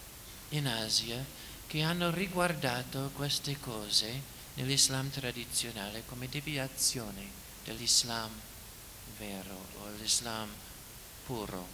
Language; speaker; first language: Italian; non-native, fluent; English